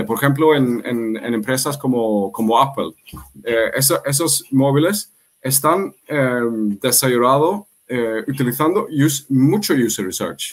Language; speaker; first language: Spanish; non-native, fluent; Swedish